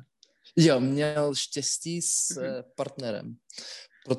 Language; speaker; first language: Czech; non-native, learner; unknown